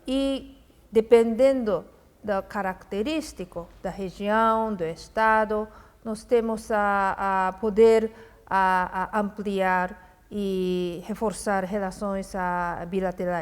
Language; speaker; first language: Portuguese; non-native, fluent; Japanese